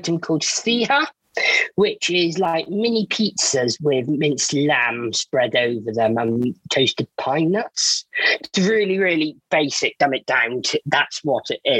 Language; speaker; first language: English; native; English